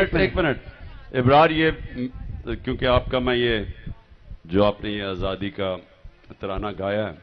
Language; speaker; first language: Urdu; native; Urdu